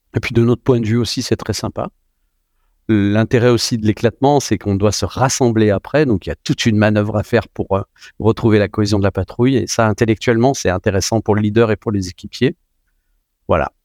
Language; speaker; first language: French; native; French